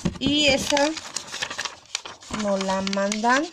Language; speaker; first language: Spanish; native; Spanish